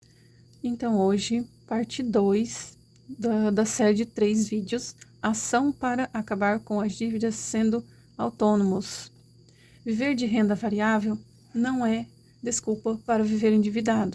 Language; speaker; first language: Portuguese; native; Portuguese